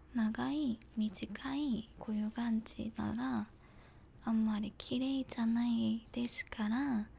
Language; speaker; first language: Japanese; non-native, learner; Korean